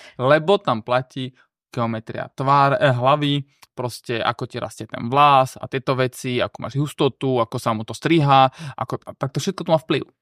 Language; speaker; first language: Slovak; early bilingual, other home language; Armenian